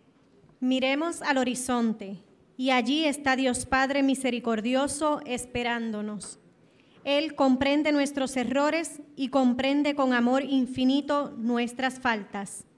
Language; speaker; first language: Spanish; native; Spanish